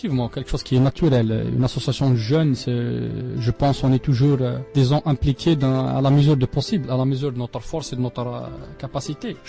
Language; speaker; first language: French; non-native, local second language; Arabic